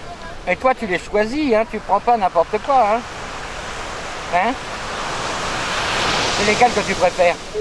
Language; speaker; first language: French; native; French